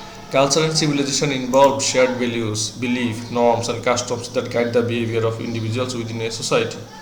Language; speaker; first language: English; non-native, local second language; Bangla